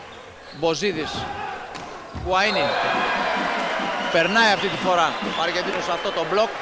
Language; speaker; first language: Greek; native; Greek